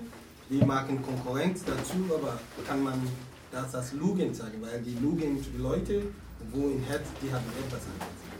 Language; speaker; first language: German; non-native, learner; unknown